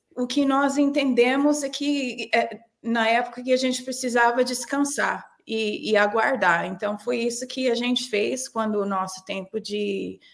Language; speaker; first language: Portuguese; non-native, fluent; English